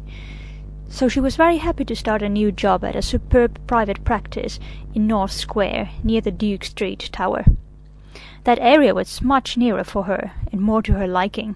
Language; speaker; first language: English; non-native, fluent; Catalan